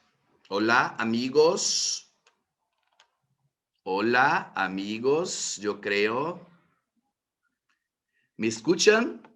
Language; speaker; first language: Spanish; non-native, fluent; Portuguese